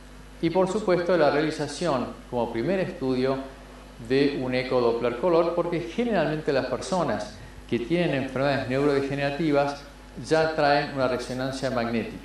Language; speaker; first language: Spanish; native; Spanish